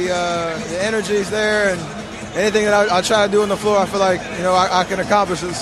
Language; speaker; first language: English; native; English